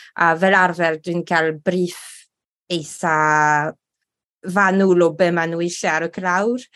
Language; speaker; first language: Welsh; non-native, local second language; English